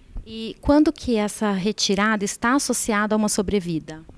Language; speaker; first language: Portuguese; native; Portuguese